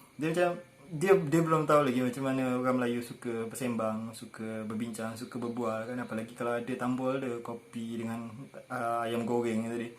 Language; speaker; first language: Malay; native; Malay